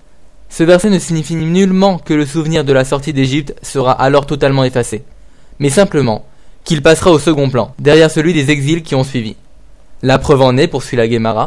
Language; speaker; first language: French; native; French